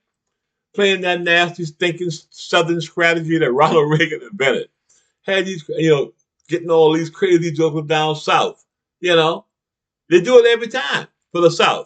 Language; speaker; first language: English; native; English